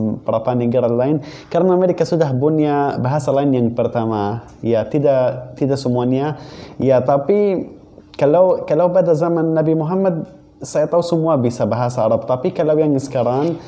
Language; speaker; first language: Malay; non-native, fluent; Arabic